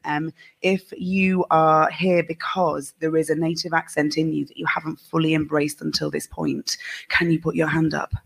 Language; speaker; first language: English; native; English